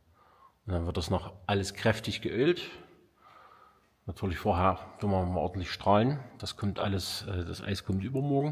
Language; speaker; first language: German; native; German